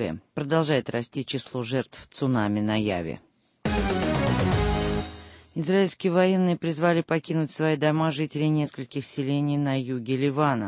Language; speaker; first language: Russian; native; Russian